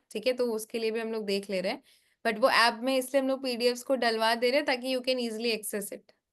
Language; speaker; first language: Hindi; native; Hindi